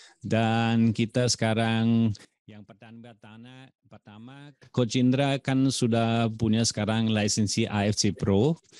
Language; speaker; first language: Indonesian; non-native, fluent; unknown